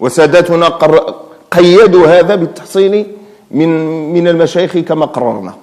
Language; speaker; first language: Arabic; native; Arabic